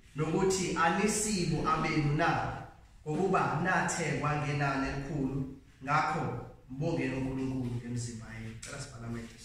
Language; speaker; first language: Zulu; non-native, local second language; Xhosa